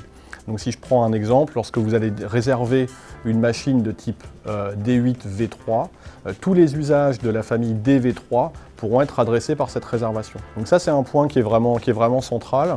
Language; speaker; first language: French; native; French